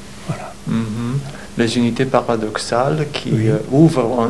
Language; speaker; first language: French; non-native, fluent; Romanian